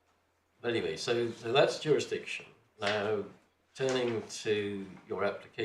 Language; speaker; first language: English; native; English